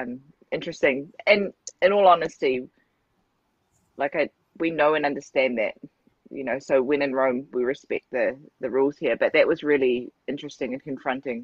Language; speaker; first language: English; native; English